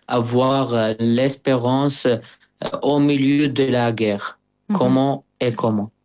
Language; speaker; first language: French; non-native, fluent; Arabic